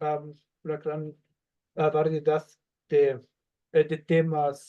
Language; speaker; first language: Spanish; non-native, learner; German